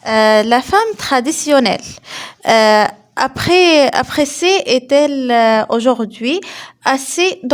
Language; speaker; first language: French; non-native, local second language; Arabic